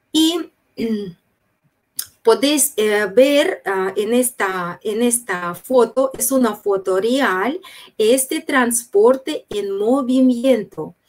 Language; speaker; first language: Spanish; non-native, fluent; Russian